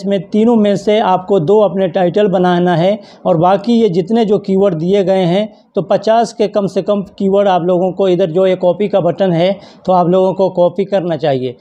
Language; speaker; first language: Urdu; native; Urdu